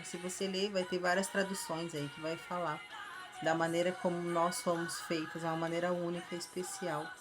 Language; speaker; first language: Portuguese; native; Portuguese